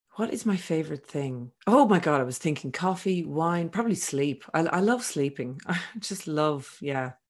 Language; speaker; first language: English; native; English